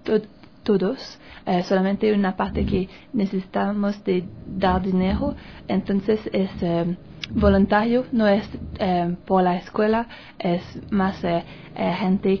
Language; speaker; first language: Spanish; non-native, learner; French